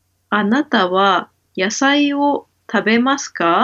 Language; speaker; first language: Japanese; non-native, learner; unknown